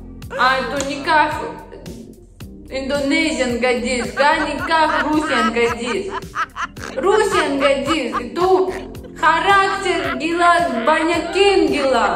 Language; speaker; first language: Indonesian; non-native, learner; Russian